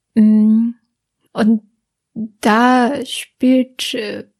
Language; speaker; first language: German; non-native, fluent; Korean